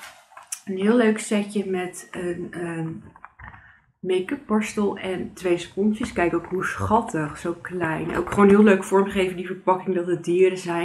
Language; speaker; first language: Dutch; native; Dutch